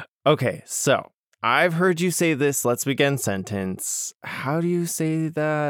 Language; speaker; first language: English; native; English